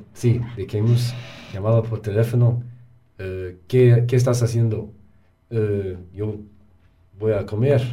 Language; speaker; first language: Spanish; non-native, learner; English